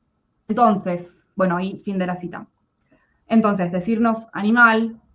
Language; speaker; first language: Spanish; native; Spanish